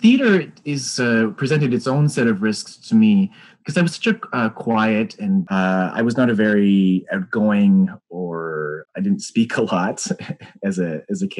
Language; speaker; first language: English; native; English